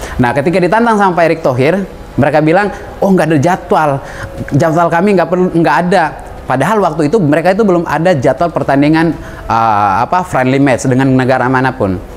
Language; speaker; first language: Indonesian; native; Indonesian